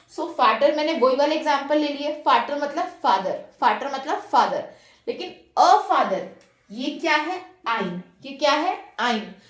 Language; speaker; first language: Hindi; native; Hindi